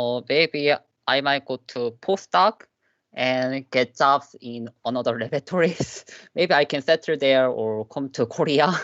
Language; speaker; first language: English; non-native, learner; Korean